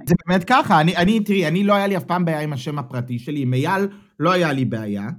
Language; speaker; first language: Hebrew; native; Hebrew